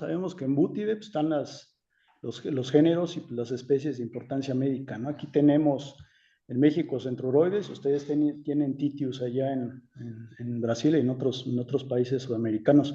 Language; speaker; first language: Spanish; native; Spanish